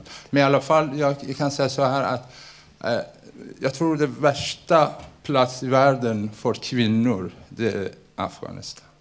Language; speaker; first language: Swedish; non-native, fluent; Persian